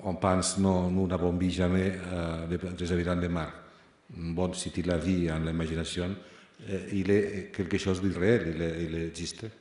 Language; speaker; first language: French; non-native, fluent; Spanish